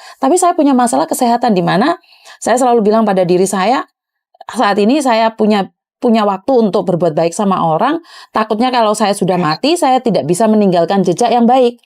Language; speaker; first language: Indonesian; non-native, local second language; Javanese